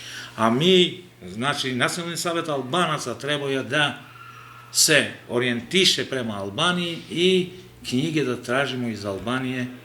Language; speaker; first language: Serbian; non-native, local second language; Albanian